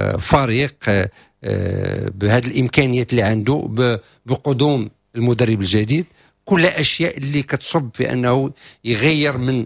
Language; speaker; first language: Arabic; native; Arabic